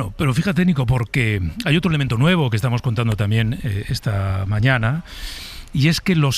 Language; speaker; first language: Spanish; native; Spanish